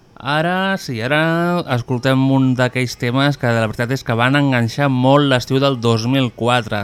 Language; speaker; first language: Catalan; native; Catalan